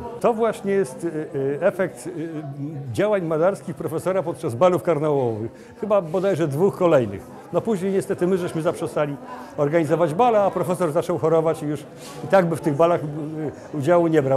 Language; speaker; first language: Polish; native; Polish